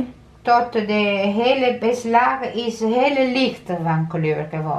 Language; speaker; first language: Dutch; non-native, learner; Italian